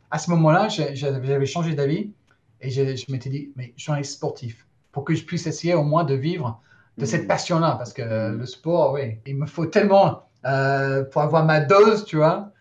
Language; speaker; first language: French; non-native, fluent; English